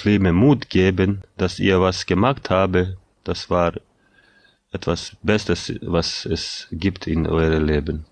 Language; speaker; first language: German; non-native, fluent; Bosnian